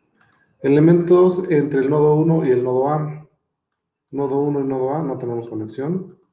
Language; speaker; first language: Spanish; native; Spanish